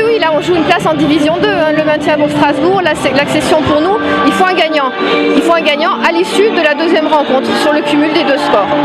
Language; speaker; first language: French; native; French